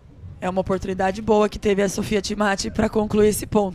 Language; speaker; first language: Portuguese; native; Portuguese